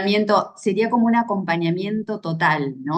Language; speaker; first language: Spanish; native; Spanish